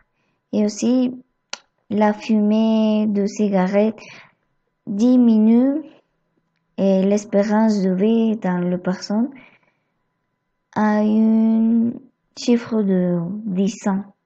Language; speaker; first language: French; non-native, learner; Spanish